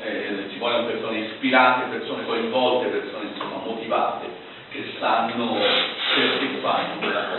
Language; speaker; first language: Italian; native; Italian